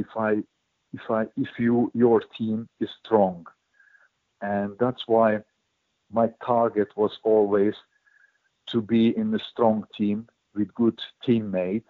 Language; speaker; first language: English; non-native, learner; Hungarian